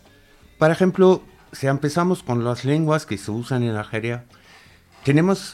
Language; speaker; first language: Spanish; non-native, fluent; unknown